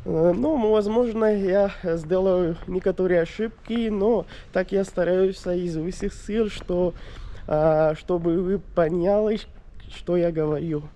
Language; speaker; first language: Russian; non-native, learner; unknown